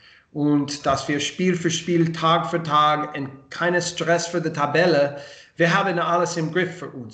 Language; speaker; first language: German; non-native, learner; English